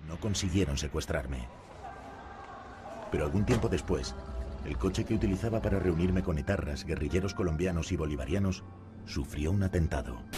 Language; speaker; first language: Spanish; native; Spanish